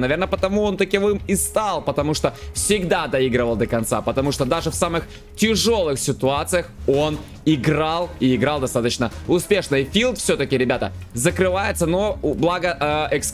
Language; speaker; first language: Russian; native; Russian